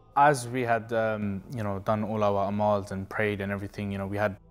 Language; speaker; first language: English; native; English